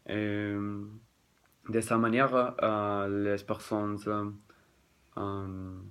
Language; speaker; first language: French; non-native, learner; Spanish